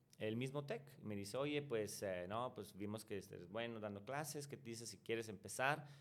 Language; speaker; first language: Spanish; non-native, fluent; Italian